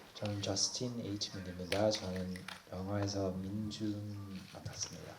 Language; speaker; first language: Korean; early bilingual, heritage; Korean